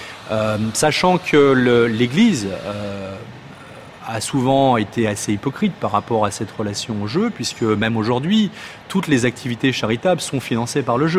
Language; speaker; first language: French; native; French